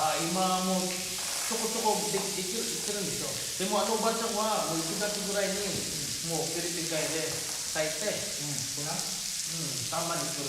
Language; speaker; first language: Japanese; non-native, fluent; Filipino